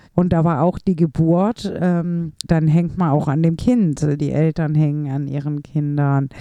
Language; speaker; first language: German; native; German